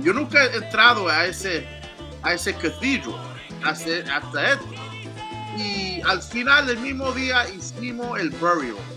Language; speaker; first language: Spanish; early bilingual, heritage; Spanish